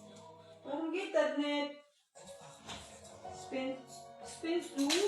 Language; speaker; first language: German; non-native, learner; Filipino